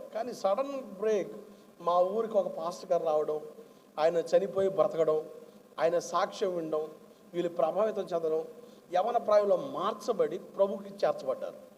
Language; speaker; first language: Telugu; non-native, local second language; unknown